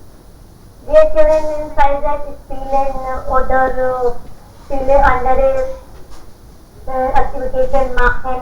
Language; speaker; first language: German; non-native, learner; Hindi